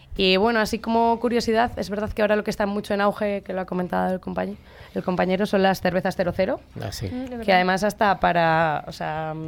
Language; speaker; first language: Spanish; native; Spanish